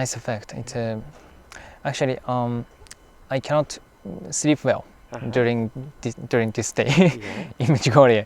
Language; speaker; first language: English; non-native, fluent; Japanese